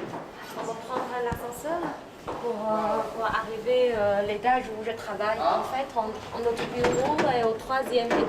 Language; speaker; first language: French; non-native, fluent; Chinese